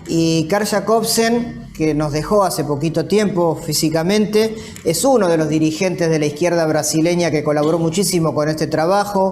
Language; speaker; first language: Spanish; native; Spanish